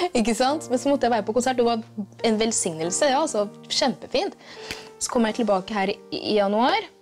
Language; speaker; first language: Norwegian; early bilingual, other home language; Kikuyu